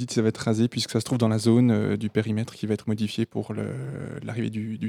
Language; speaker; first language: French; native; French